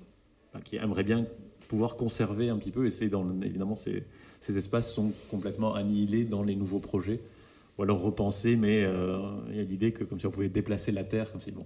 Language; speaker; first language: French; native; French